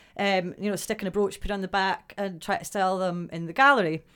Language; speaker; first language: English; native; English